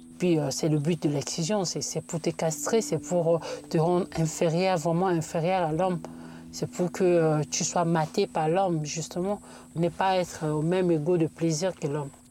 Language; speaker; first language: French; non-native, local second language; Bambara